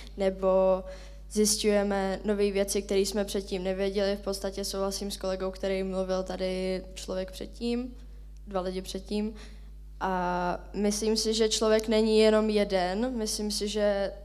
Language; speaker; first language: Czech; native; Czech